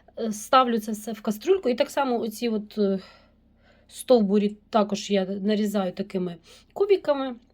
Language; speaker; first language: Ukrainian; non-native, local second language; Russian